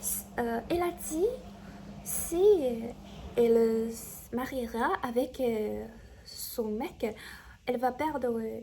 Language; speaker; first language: French; non-native, learner; Chinese